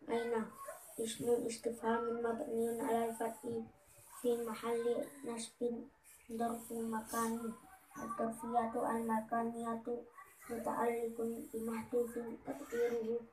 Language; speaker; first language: Arabic; non-native, learner; Javanese